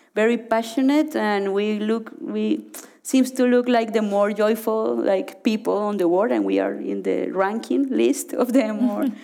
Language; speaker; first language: English; non-native, learner; Spanish